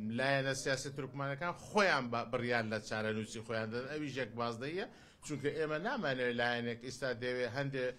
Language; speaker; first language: Central Kurdish; non-native, local second language; Azerbaijani